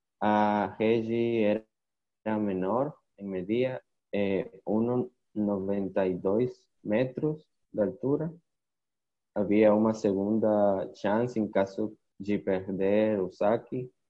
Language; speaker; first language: Portuguese; non-native, learner; Spanish